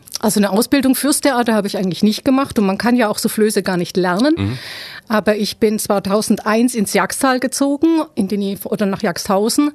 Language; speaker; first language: German; native; German